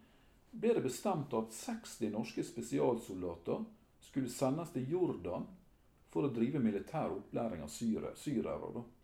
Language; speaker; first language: Norwegian; native; Norwegian